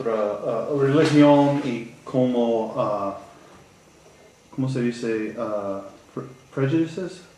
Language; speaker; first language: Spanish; non-native, learner; English